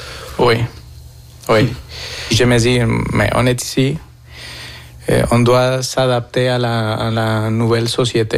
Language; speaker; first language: French; non-native, fluent; Spanish